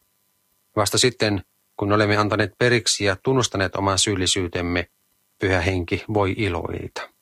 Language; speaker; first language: Finnish; native; Finnish